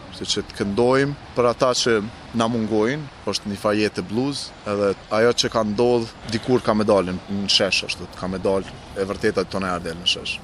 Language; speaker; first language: Albanian; non-native, local second language; Romany